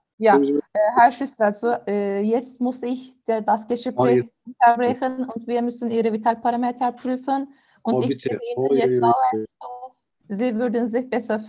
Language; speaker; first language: German; non-native, learner; Turkish